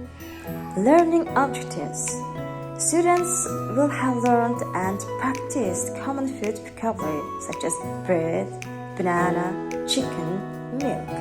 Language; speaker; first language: English; non-native, learner; Mongolian